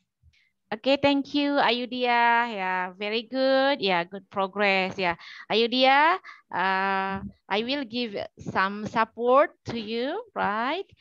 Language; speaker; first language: English; non-native, learner; Indonesian